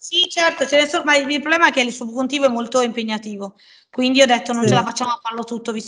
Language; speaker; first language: Italian; native; Italian